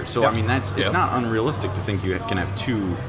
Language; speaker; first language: English; native; English